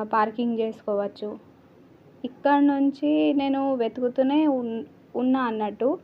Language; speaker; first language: Telugu; non-native, local second language; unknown